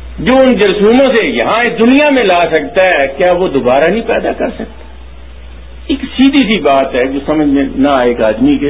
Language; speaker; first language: Urdu; non-native, local second language; Punjabi